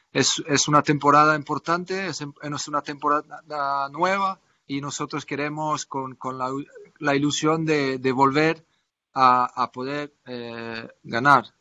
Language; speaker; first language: Spanish; non-native, fluent; French